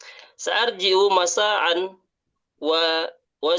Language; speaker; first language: Arabic; non-native, learner; Indonesian